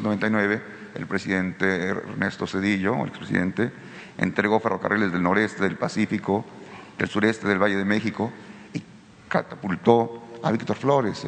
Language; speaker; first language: Spanish; native; Spanish